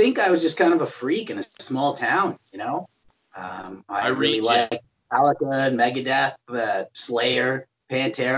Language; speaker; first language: English; native; English